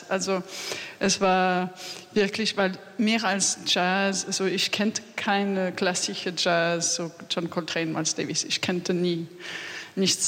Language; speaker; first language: German; non-native, learner; French